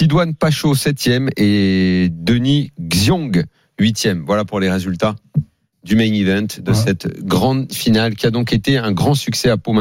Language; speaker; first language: French; native; French